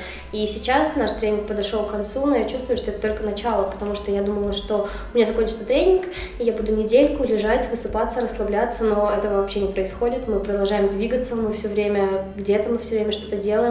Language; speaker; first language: Russian; native; Russian